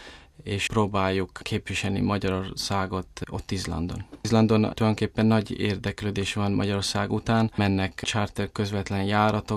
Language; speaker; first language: Hungarian; early bilingual, heritage; Italian